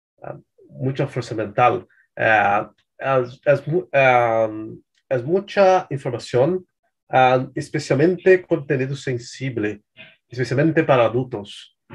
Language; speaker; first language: Spanish; non-native, learner; Portuguese